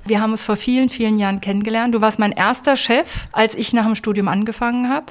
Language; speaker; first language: German; native; German